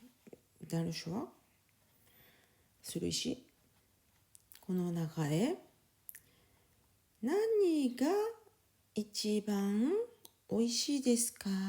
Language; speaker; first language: Japanese; non-native, fluent; French